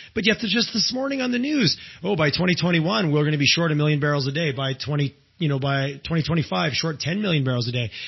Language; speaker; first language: English; native; English